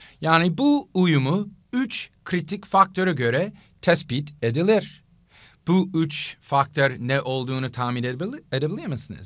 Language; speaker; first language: Turkish; non-native, fluent; English